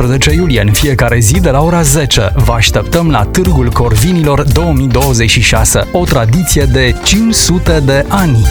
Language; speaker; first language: Romanian; native; Romanian